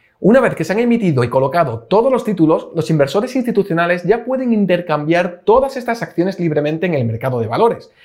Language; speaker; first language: Spanish; native; Spanish